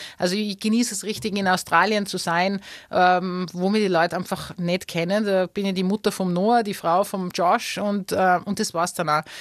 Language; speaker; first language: German; native; German